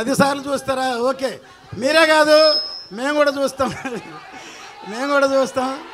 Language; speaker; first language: Telugu; native; Telugu